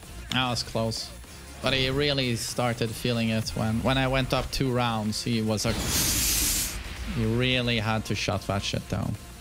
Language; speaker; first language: English; non-native, fluent; Swedish